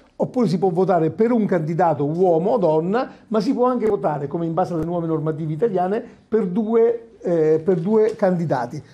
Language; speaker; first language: Italian; native; Italian